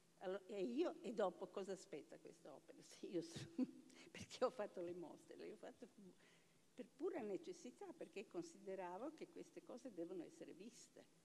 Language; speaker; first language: Italian; non-native, fluent; Croatian